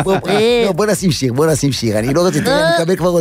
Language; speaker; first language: Hebrew; native; Hebrew